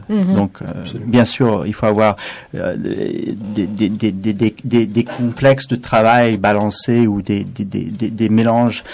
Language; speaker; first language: French; non-native, fluent; German